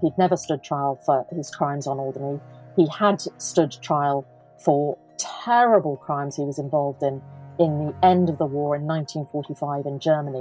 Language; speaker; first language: English; native; English